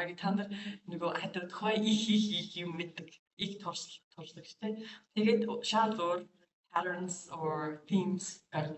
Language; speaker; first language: Mongolian; non-native, learner; English